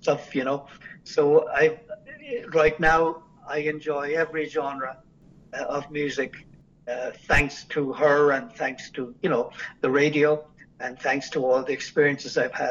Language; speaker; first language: English; native; English